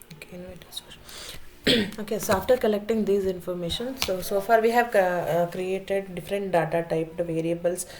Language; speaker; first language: English; non-native, local second language; Kannada